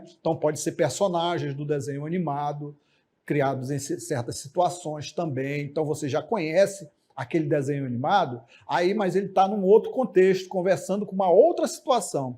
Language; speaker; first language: Portuguese; native; Portuguese